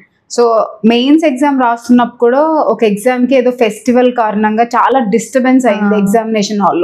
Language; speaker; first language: Telugu; native; Telugu